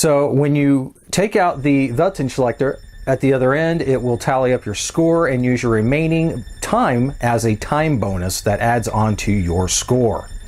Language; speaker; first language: English; native; English